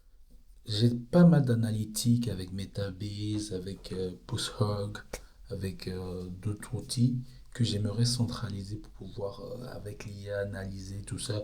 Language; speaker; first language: French; native; French